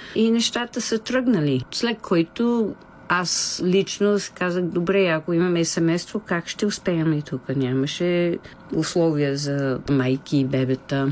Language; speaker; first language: Bulgarian; non-native, fluent; English